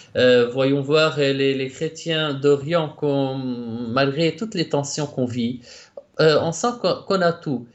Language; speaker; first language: French; non-native, local second language; Arabic